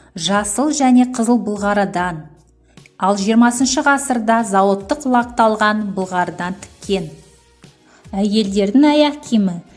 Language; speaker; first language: Kazakh; native; Kazakh